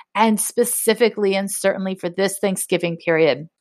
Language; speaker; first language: English; native; English